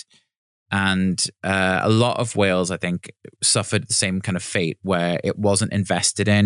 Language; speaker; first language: English; native; English